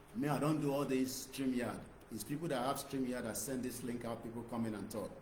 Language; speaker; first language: English; non-native, local second language; Yoruba